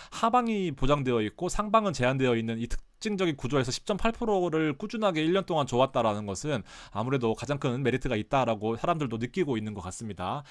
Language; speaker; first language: Korean; native; Korean